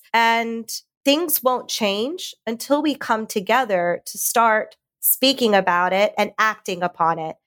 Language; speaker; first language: English; early bilingual, other home language; Hindi